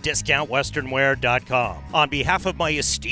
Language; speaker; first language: English; native; English